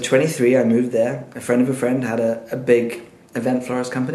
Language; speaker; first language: English; native; English